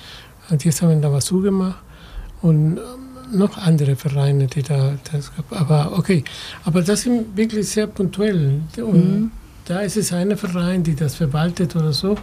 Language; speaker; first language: German; non-native, fluent; Spanish